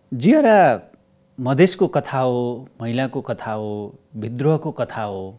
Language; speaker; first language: Nepali; native; Nepali